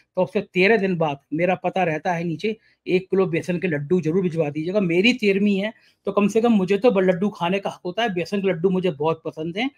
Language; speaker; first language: Hindi; native; Hindi